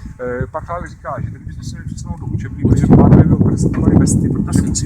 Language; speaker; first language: Czech; native; Czech